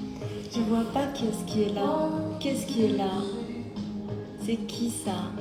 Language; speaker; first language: French; native; French